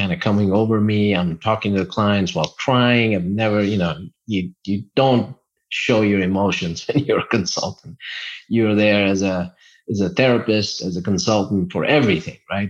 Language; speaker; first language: English; non-native, local second language; Gujarati